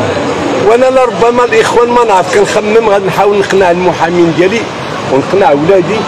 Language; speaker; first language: Arabic; native; Arabic